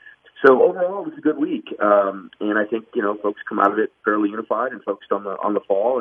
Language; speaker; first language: English; native; English